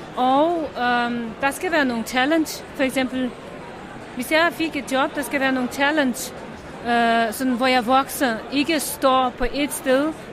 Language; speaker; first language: Danish; non-native, fluent; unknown